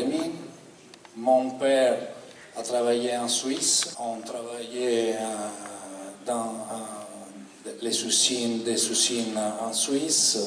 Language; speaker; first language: French; non-native, learner; Italian